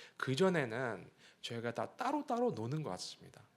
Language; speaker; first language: Korean; non-native, fluent; Russian